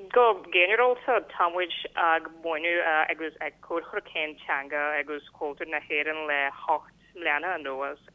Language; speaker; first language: Irish; non-native, fluent; Polish